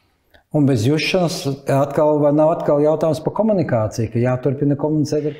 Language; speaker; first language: Latvian; native; Latvian